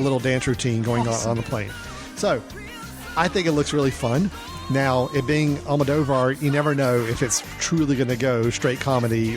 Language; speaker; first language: English; native; English